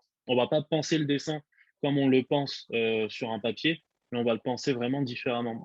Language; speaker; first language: French; native; French